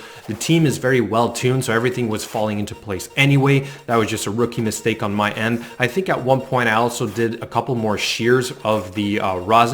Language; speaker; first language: English; native; English